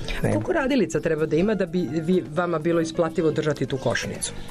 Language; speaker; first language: Serbian; native; Serbian